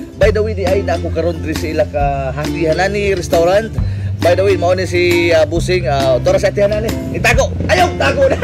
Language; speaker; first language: Cebuano; native; Cebuano